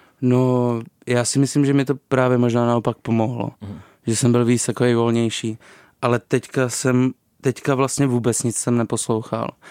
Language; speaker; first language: Czech; native; Czech